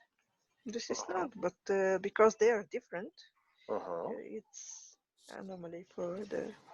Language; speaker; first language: English; non-native, learner; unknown